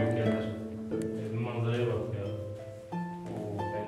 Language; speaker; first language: Turkish; native; Turkish